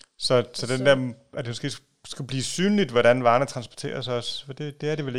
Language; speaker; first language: Danish; native; Danish